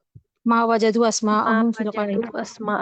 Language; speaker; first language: Arabic; non-native, learner; Urdu